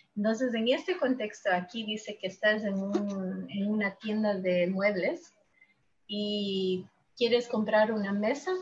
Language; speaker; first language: Spanish; early bilingual, heritage; Spanish